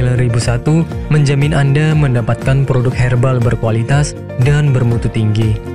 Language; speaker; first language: Indonesian; native; Indonesian